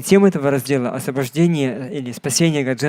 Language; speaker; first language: Russian; native; Russian